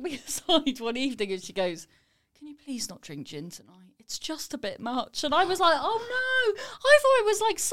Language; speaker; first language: English; native; English